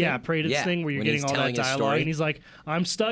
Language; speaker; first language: English; native; English